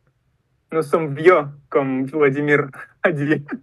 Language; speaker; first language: French; non-native, fluent; Russian